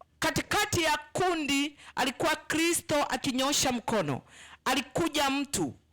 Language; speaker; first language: Swahili; native; Swahili